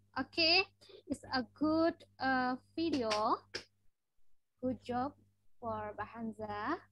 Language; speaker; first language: English; non-native, fluent; Indonesian